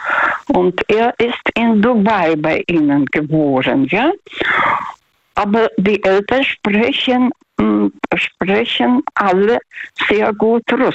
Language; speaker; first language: German; early bilingual, heritage; Russian